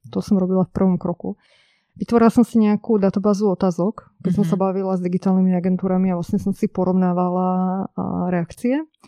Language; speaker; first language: Slovak; native; Slovak